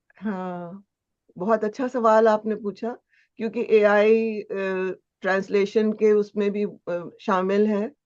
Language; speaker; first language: Hindi; native; Hindi